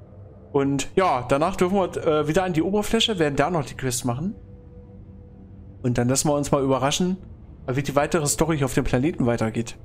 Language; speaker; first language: German; native; German